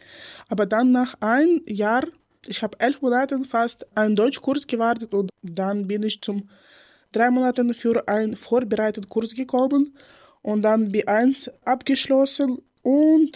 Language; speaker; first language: German; non-native, learner; Ukrainian